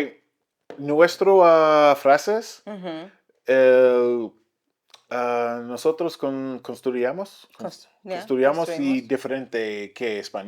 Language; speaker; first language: Spanish; non-native, learner; English